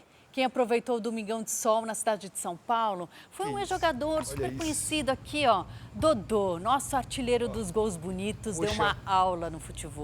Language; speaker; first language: Portuguese; native; Portuguese